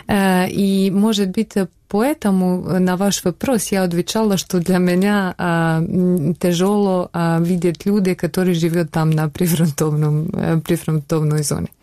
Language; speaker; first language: Russian; non-native, learner; Bosnian